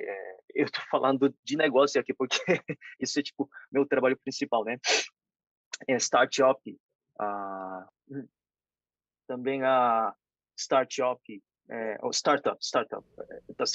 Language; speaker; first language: Portuguese; non-native, fluent; Korean